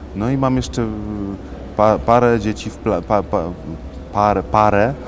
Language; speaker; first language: Polish; native; Polish